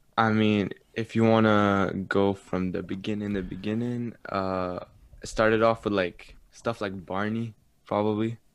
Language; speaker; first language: English; early bilingual, other home language; Arabic